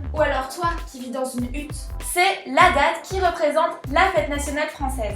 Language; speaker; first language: French; native; French